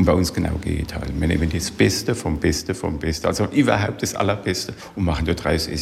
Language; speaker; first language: German; native; German